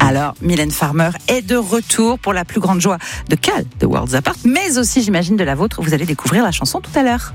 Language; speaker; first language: French; native; French